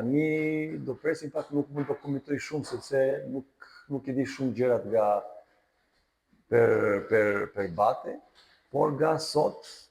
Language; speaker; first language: Albanian; non-native, fluent; Serbian